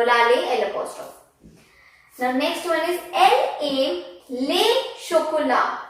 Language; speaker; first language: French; non-native, fluent; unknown